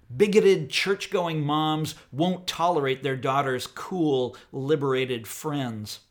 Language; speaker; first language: English; native; English